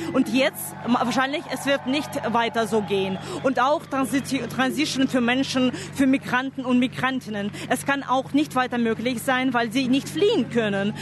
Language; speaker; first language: German; non-native, fluent; Russian